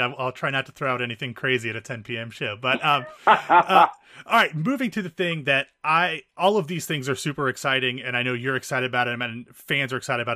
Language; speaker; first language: English; native; English